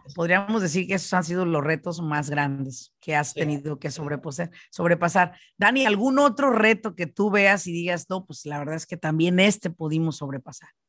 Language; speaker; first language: Spanish; native; Spanish